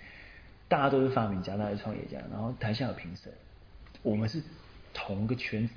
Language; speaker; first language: Chinese; native; Chinese